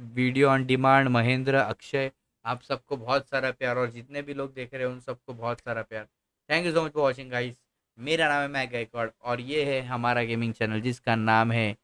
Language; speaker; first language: Hindi; non-native, local second language; Marathi